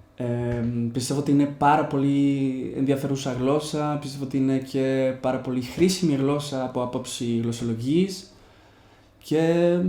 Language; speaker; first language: Greek; non-native, learner; Spanish